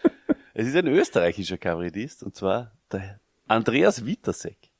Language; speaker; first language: German; native; German